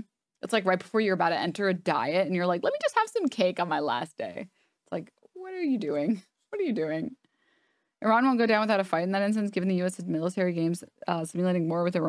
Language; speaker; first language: English; native; English